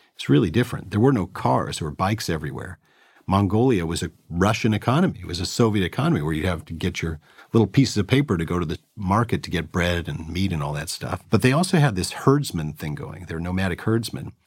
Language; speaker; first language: English; native; English